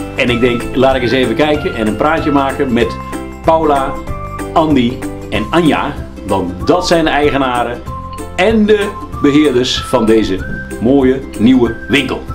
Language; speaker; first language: Dutch; native; Dutch